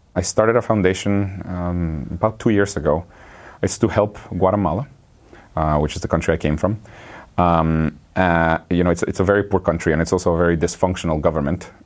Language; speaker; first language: English; non-native, fluent; Spanish